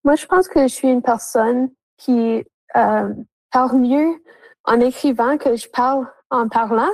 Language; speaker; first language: French; native; French